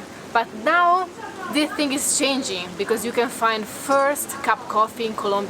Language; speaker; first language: English; non-native, fluent; Italian